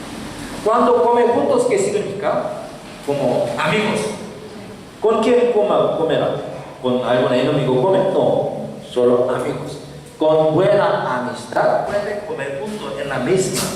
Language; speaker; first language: Spanish; non-native, learner; Korean